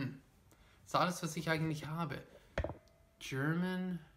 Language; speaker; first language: German; non-native, fluent; English